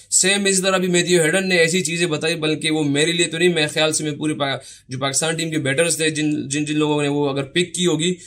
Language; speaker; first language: Urdu; non-native, local second language; Pashto